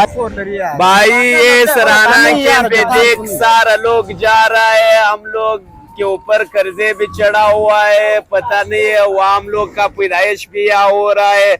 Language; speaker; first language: Hindi; non-native, local second language; Pashto